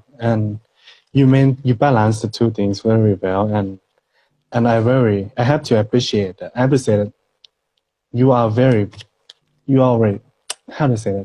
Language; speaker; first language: English; non-native, fluent; Thai